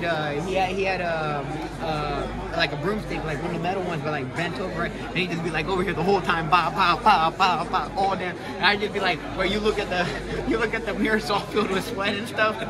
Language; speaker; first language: English; early bilingual, other home language; Spanish